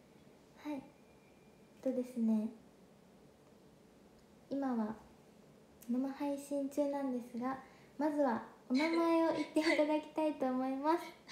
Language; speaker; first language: Japanese; native; Japanese